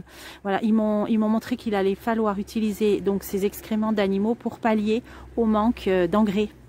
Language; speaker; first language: French; native; French